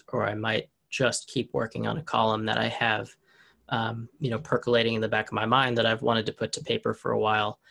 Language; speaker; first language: English; native; English